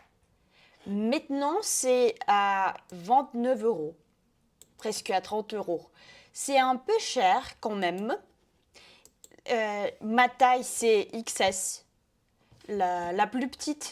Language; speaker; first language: French; non-native, fluent; Russian